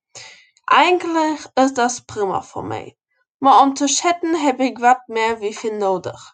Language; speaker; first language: Dutch; non-native, learner; German